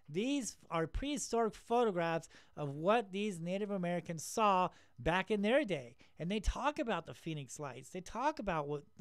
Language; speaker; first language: English; native; English